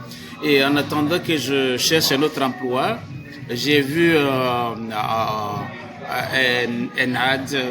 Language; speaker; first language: French; non-native, local second language; Kinyarwanda